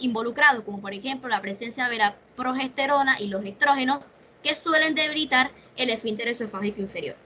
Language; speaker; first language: Spanish; native; Spanish